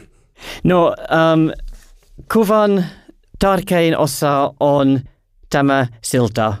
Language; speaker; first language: Finnish; non-native, learner; English